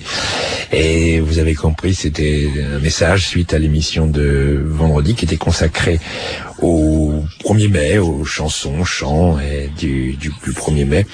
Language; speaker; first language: French; native; French